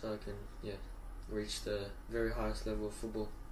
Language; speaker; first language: English; early bilingual, other home language; Japanese